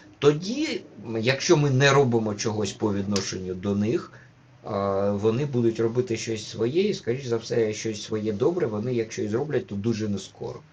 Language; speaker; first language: Ukrainian; non-native, local second language; Russian